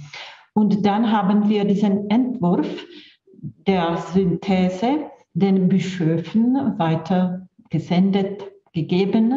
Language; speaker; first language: German; non-native, fluent; Czech